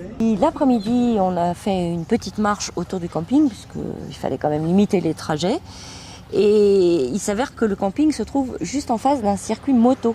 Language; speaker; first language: French; native; French